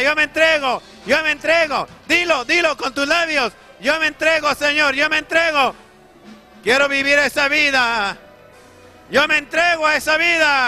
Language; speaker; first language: Spanish; native; Spanish